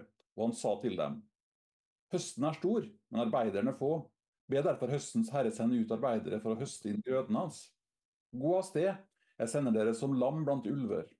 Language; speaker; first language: Norwegian; native; Norwegian